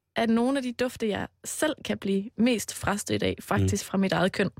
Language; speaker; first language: Danish; native; Danish